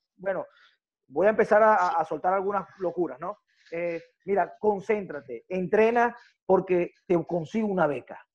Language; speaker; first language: Spanish; native; Spanish